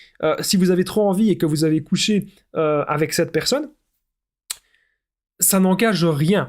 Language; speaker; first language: French; native; French